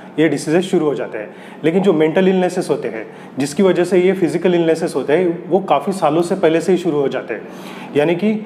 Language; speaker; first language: Hindi; non-native, local second language; Marathi